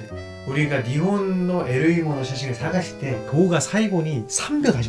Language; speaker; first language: Japanese; non-native, learner; Korean